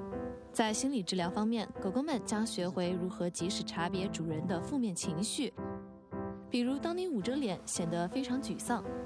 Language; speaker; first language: Chinese; native; Chinese